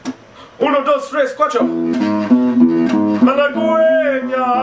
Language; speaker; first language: Spanish; non-native, learner; English